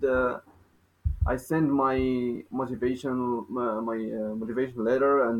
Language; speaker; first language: English; non-native, fluent; Arabic